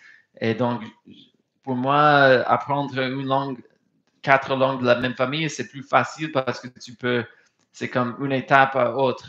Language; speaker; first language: French; non-native, fluent; English